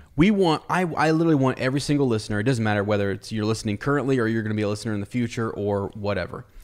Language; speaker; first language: English; native; English